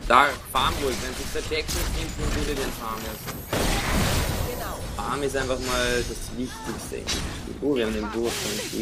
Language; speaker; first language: German; native; German